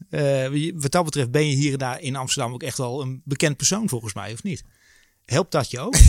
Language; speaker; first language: Dutch; native; Dutch